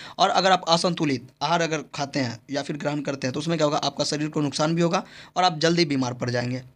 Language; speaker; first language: Hindi; native; Hindi